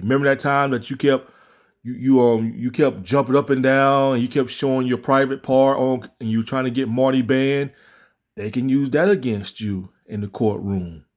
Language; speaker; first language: English; native; English